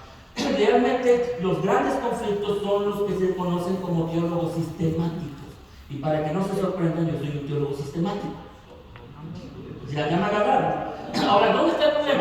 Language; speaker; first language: Spanish; native; Spanish